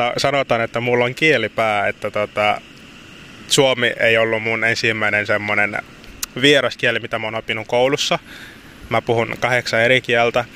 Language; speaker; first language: Finnish; early bilingual, other home language; Lingala